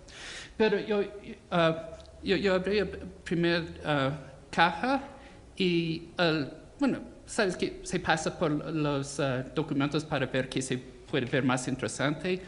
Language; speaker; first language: Spanish; non-native, fluent; English